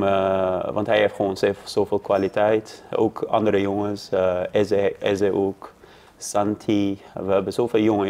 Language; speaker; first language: Dutch; non-native, learner; Persian